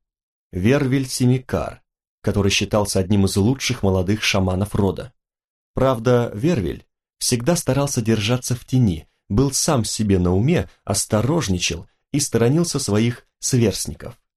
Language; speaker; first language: Russian; native; Russian